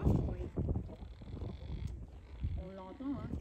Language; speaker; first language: French; native; French